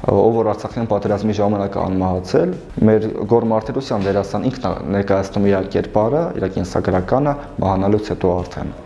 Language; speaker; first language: Armenian; non-native, local second language; Kurdish